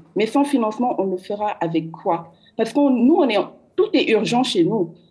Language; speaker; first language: French; non-native, local second language; Wolof